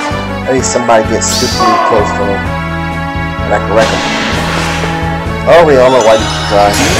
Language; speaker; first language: English; native; English